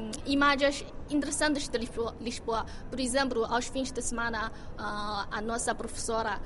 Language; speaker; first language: Portuguese; non-native, fluent; Chinese